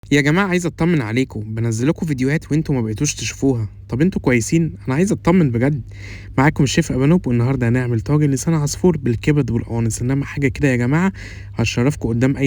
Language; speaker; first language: Arabic; native; Arabic